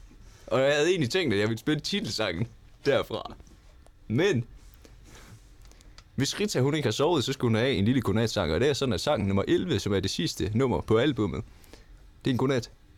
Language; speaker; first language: Danish; native; Danish